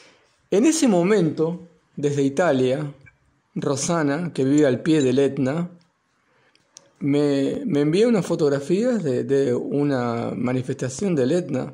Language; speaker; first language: Spanish; native; Spanish